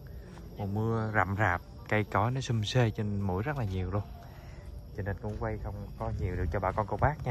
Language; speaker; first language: Vietnamese; native; Vietnamese